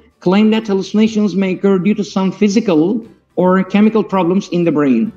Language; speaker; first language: English; non-native, fluent; Turkish